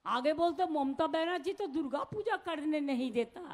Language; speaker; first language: Hindi; non-native, local second language; Bangla